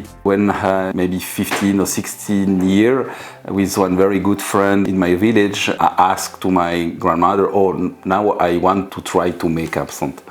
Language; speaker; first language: English; non-native, learner; French